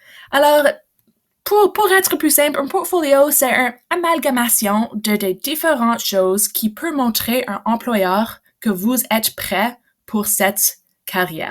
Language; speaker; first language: French; non-native, local second language; English